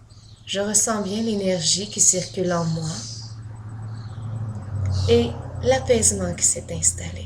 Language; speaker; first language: French; native; French